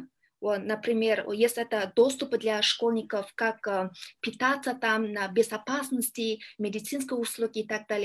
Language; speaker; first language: Russian; non-native, learner; Kyrgyz